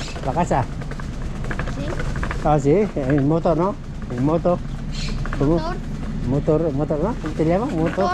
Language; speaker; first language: Spanish; non-native, learner; Filipino